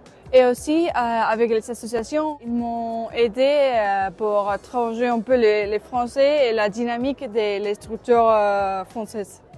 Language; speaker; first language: French; non-native, learner; Spanish